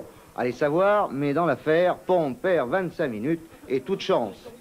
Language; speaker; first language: French; native; French